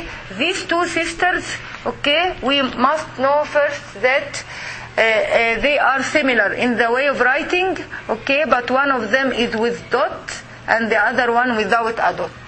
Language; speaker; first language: English; non-native, fluent; Arabic